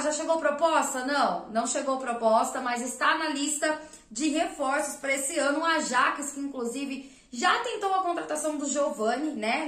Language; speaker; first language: Portuguese; native; Portuguese